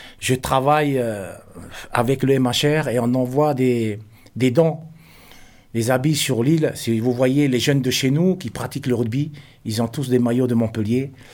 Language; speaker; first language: French; non-native, local second language; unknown